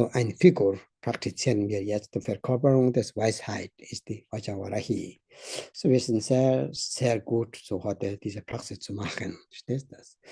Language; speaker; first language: German; non-native, learner; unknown